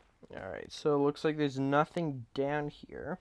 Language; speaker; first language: English; native; English